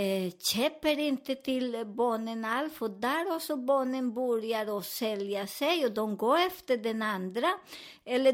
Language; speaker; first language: Swedish; non-native, learner; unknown